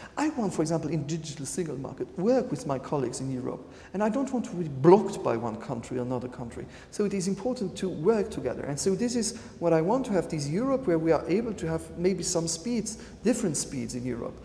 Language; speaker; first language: English; non-native, fluent; Luxembourgish